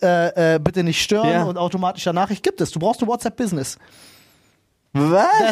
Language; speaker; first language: German; native; German